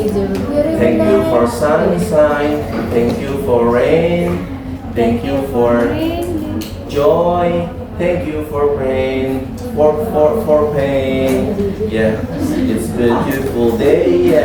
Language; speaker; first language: English; non-native, fluent; Indonesian